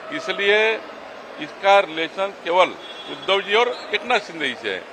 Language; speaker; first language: Hindi; non-native, local second language; Marathi